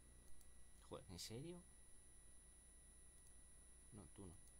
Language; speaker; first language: Spanish; native; Spanish